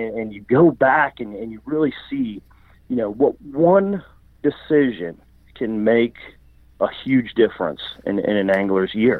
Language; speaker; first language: English; native; English